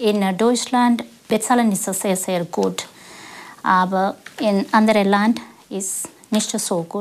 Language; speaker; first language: German; non-native, learner; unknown